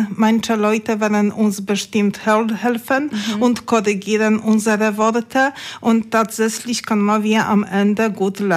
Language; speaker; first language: German; non-native, learner; Polish